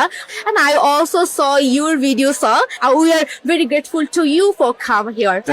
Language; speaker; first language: English; non-native, learner; Bangla